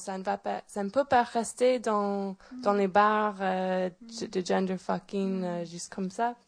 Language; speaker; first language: French; non-native, fluent; English